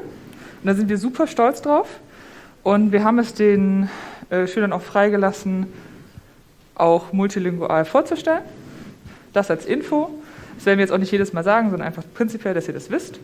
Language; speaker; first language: German; native; German